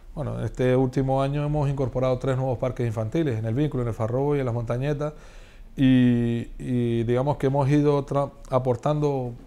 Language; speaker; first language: Spanish; native; Spanish